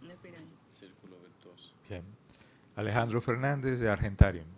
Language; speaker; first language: Spanish; native; Spanish